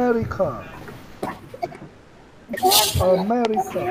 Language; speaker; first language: English; non-native, fluent; Vietnamese